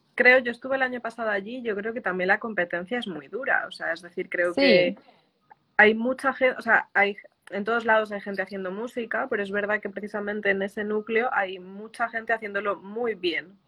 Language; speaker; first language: Spanish; native; Spanish